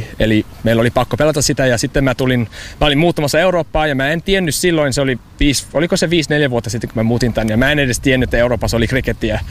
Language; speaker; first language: Finnish; non-native, fluent; English